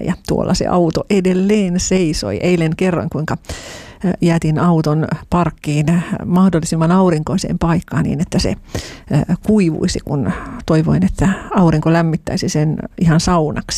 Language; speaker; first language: Finnish; native; Finnish